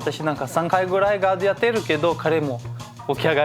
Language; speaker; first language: Japanese; non-native, learner; Portuguese